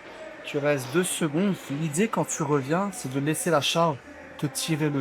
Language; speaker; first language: French; native; French